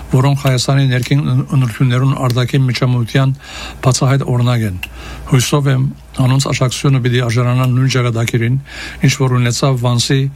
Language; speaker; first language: Armenian; early bilingual, heritage; Armenian